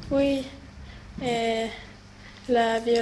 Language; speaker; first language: French; non-native, learner; Swedish